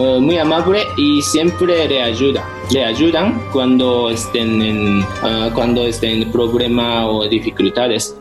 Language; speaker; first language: Spanish; non-native, fluent; Japanese